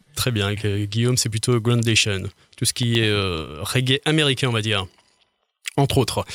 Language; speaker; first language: French; native; French